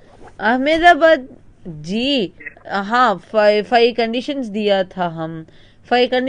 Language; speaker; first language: Hindi; non-native, local second language; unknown